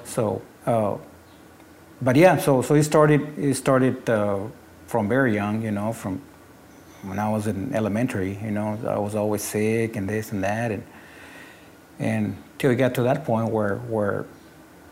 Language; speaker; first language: English; non-native, fluent; Spanish